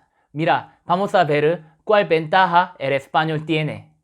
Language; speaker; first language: Spanish; non-native, learner; Korean